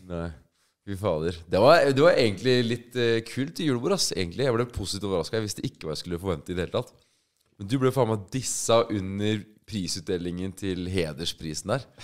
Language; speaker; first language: Norwegian; native; Norwegian